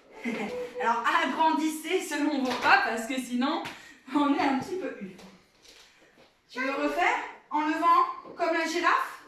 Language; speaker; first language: French; native; French